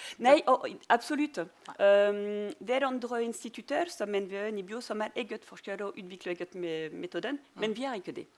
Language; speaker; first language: Norwegian; non-native, fluent; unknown